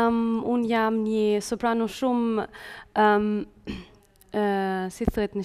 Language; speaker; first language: Albanian; early bilingual, heritage; Spanish